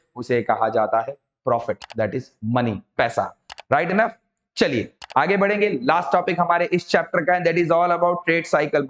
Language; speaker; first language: Hindi; native; Hindi